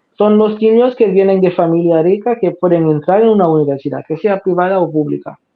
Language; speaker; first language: Spanish; non-native, fluent; Haitian Creole